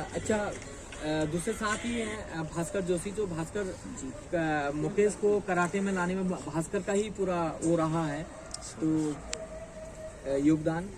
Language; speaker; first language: Hindi; native; Hindi